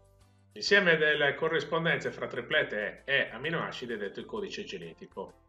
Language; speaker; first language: Italian; native; Italian